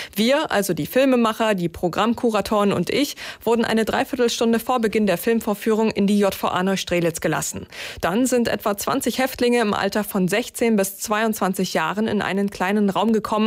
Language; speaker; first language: German; native; German